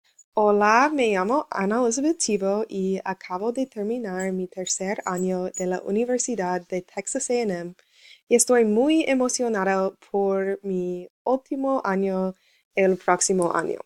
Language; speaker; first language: Spanish; non-native, learner; English